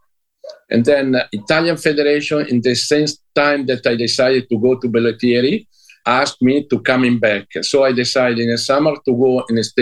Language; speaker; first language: English; non-native, learner; Italian